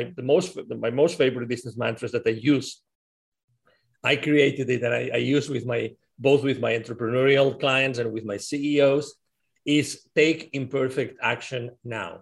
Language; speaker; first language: English; non-native, fluent; Spanish